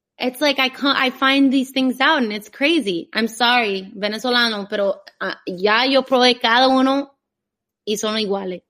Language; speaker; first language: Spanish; non-native, fluent; English